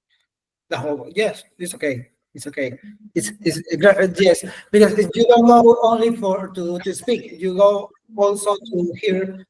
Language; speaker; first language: English; non-native, learner; Spanish